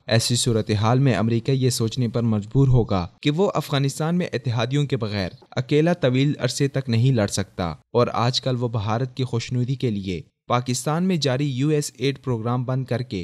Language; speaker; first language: Urdu; native; Urdu